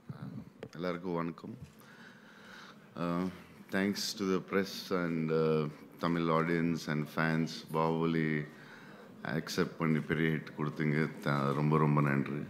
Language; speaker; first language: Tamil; non-native, learner; Telugu